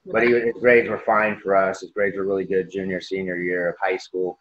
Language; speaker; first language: English; native; English